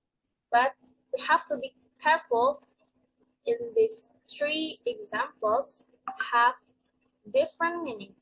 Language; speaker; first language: English; non-native, learner; Indonesian